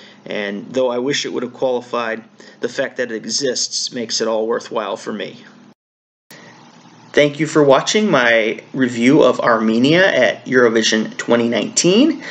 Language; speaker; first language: English; native; English